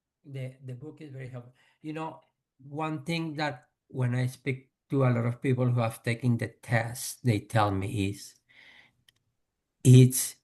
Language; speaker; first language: English; non-native, fluent; Spanish